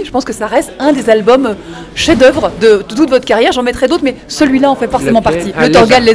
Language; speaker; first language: French; native; French